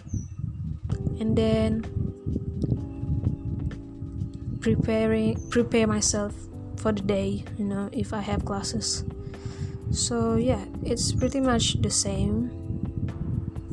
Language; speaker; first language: English; non-native, local second language; Malay